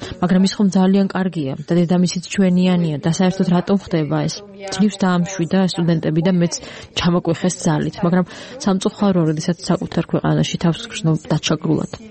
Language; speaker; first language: Georgian; non-native, local second language; Abkhazian